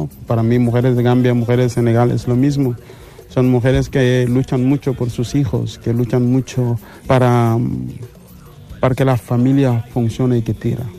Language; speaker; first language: Spanish; non-native, fluent; Wolof